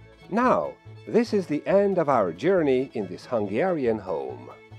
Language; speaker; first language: English; non-native, fluent; Hungarian